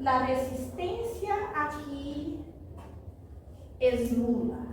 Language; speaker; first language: Spanish; non-native, fluent; Portuguese